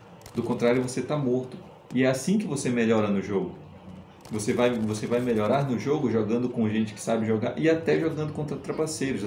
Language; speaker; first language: Portuguese; native; Portuguese